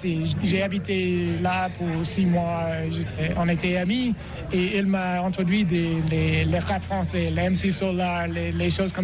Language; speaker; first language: French; non-native, learner; English